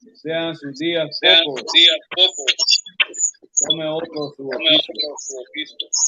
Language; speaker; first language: Spanish; non-native, learner; English